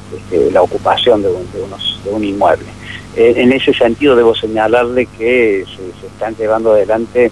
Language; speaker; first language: Spanish; native; Spanish